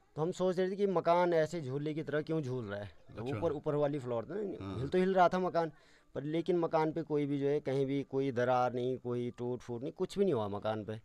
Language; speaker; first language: Hindi; non-native, local second language; Garhwali